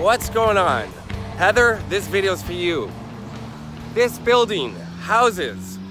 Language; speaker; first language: English; native; English